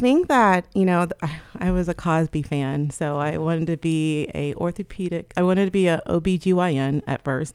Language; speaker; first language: English; native; English